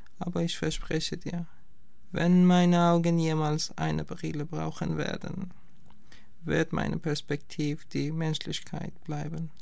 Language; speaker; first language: German; non-native, fluent; Persian